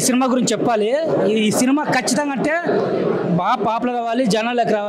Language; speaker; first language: Telugu; native; Telugu